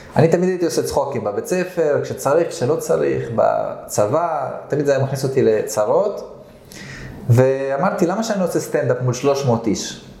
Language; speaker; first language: Hebrew; early bilingual, other home language; Russian